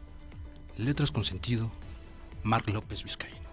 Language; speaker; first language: Spanish; native; Spanish